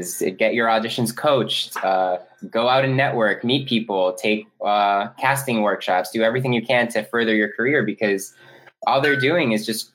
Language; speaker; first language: English; native; English